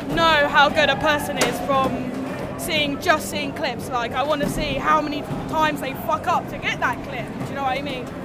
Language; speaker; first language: English; native; English